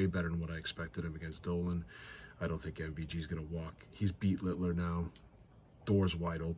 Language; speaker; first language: English; native; English